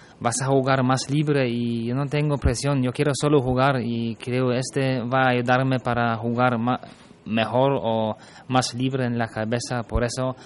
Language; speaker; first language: Spanish; non-native, fluent; German